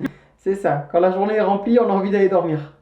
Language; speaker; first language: French; native; French